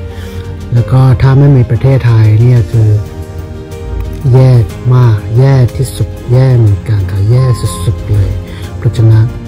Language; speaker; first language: Thai; non-native, fluent; Burmese